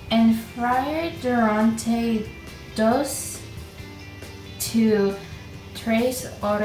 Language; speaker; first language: Spanish; non-native, learner; English